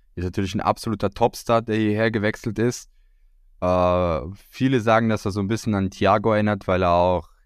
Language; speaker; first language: German; early bilingual, other home language; Croatian